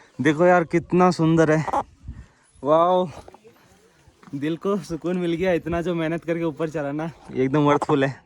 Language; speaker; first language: Hindi; non-native, local second language; Bangla